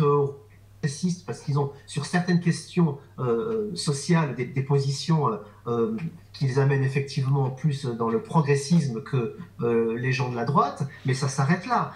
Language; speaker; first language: French; native; French